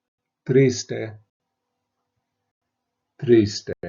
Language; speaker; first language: Spanish; non-native, fluent; English